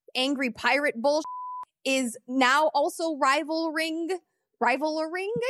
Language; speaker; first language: English; native; English